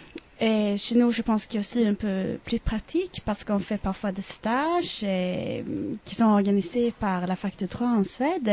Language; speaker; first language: French; non-native, fluent; Swedish